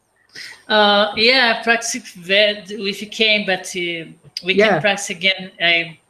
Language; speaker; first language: English; non-native, learner; Portuguese